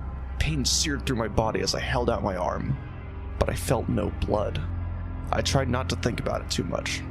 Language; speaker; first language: English; native; English